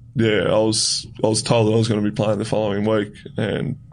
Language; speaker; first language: English; native; English